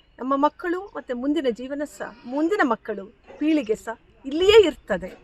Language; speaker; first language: Kannada; non-native, local second language; Konkani